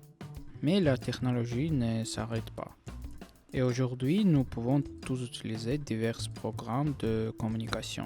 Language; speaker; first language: French; non-native, learner; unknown